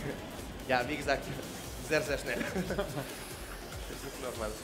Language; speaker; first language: German; non-native, fluent; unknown